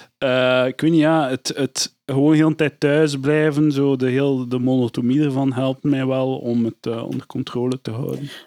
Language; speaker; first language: Dutch; native; Dutch